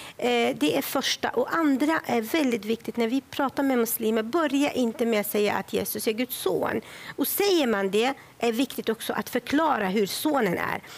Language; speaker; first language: Swedish; non-native, fluent; Kurdish